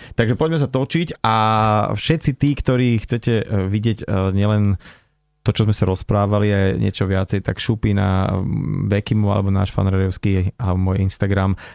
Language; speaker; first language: Slovak; native; Slovak